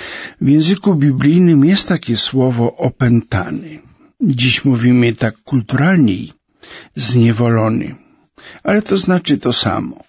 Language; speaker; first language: Polish; native; Polish